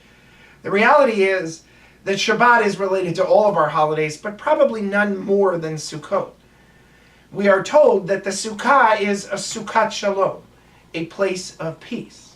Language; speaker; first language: English; native; English